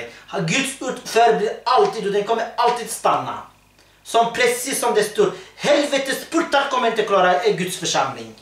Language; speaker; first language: Swedish; early bilingual, other home language; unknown